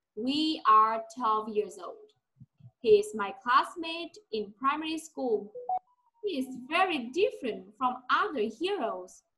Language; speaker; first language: English; non-native, fluent; Vietnamese